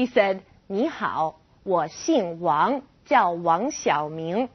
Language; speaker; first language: Chinese; non-native, fluent; English